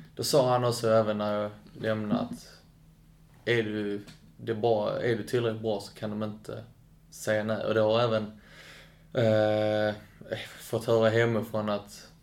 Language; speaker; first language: Swedish; native; Swedish